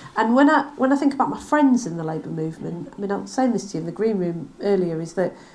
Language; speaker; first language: English; native; English